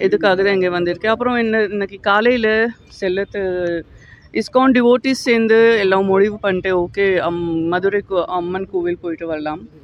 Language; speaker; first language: Tamil; non-native, local second language; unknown